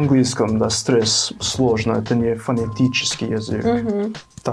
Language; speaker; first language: Russian; non-native, fluent; English